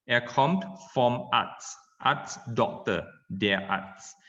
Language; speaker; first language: German; non-native, fluent; Indonesian